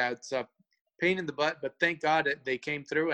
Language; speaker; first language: English; early bilingual, other home language; Spanish